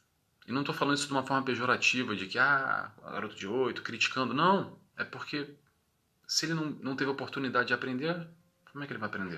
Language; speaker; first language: Portuguese; native; Portuguese